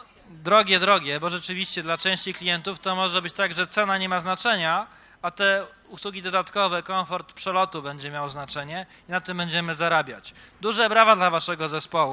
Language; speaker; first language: Polish; native; Polish